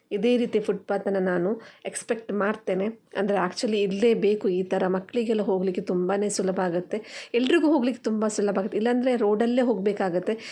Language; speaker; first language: Kannada; non-native, local second language; Tulu